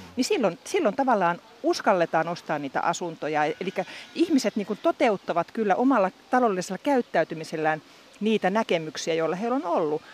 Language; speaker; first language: Finnish; native; Finnish